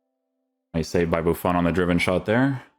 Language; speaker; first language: English; native; English